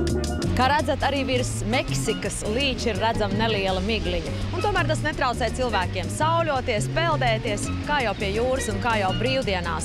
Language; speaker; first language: Latvian; native; Latvian